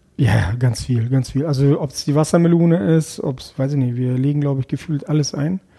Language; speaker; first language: German; early bilingual, other home language; Russian